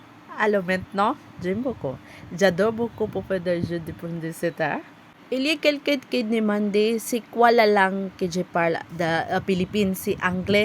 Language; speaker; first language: French; non-native, learner; Cebuano